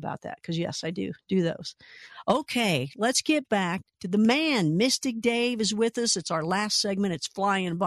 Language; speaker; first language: English; native; English